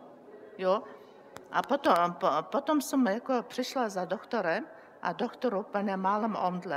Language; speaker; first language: Czech; non-native, learner; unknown